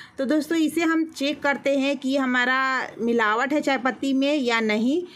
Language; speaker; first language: Hindi; native; Hindi